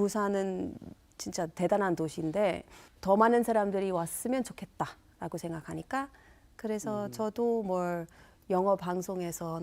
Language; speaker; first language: Korean; non-native, fluent; English